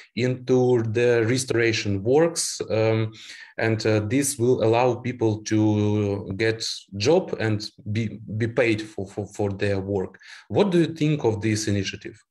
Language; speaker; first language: English; non-native, fluent; Ukrainian